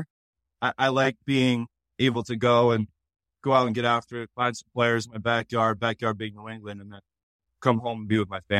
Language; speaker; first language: English; native; English